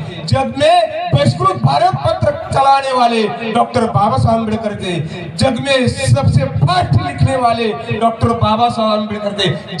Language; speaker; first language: Hindi; native; Hindi